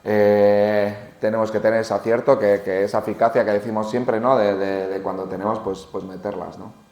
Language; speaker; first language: Spanish; native; Spanish